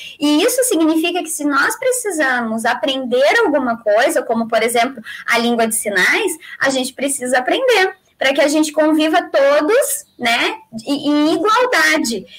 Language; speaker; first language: Portuguese; native; Portuguese